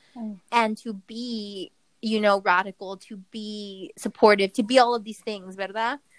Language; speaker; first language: English; early bilingual, other home language; Spanish